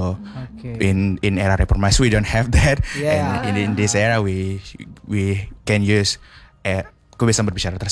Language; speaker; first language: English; non-native, learner; Indonesian